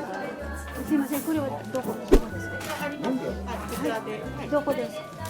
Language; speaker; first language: Japanese; non-native, learner; Filipino